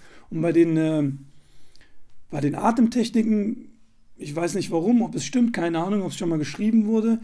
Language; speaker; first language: German; native; German